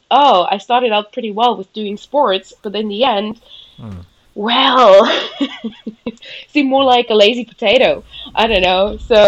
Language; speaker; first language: English; non-native, fluent; German